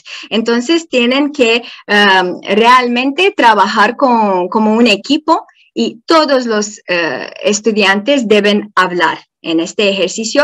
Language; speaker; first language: Spanish; non-native, fluent; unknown